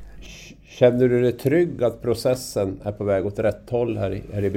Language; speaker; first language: Swedish; native; Swedish